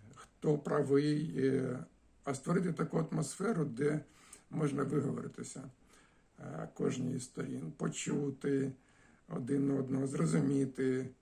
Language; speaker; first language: Ukrainian; native; Ukrainian